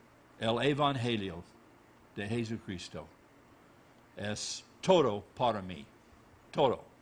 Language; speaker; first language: Spanish; non-native, learner; English